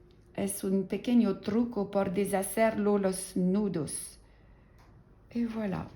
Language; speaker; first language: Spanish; non-native, learner; French